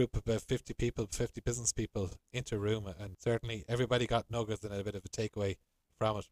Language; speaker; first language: English; native; English